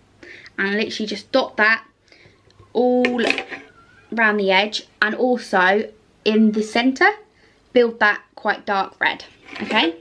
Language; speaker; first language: English; native; English